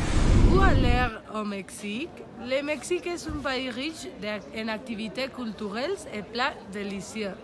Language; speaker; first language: French; non-native, learner; Spanish